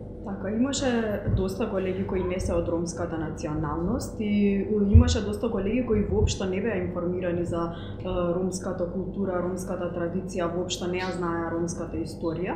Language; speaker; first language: Macedonian; native; Macedonian